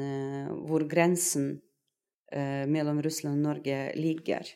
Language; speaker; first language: Norwegian; non-native, fluent; Russian